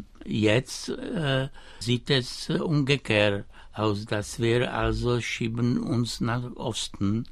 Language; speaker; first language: German; non-native, fluent; Czech